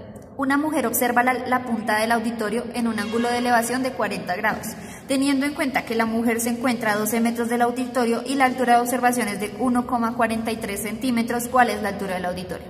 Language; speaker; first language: Spanish; native; Spanish